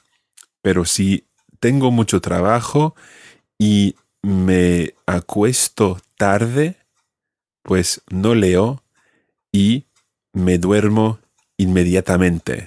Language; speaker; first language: Spanish; non-native, fluent; English